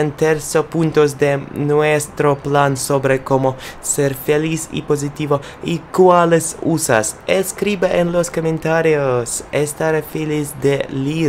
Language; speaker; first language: Spanish; non-native, learner; Russian